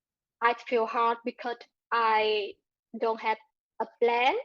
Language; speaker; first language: English; non-native, learner; Vietnamese